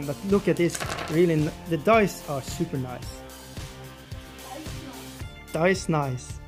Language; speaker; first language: English; non-native, fluent; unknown